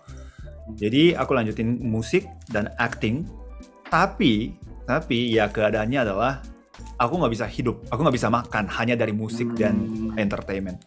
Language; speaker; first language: Indonesian; non-native, fluent; Japanese